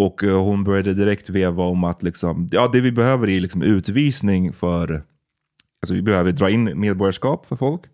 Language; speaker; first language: Swedish; native; Swedish